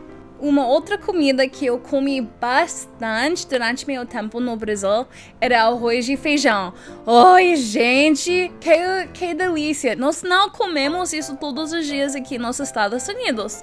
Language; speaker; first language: Portuguese; non-native, learner; English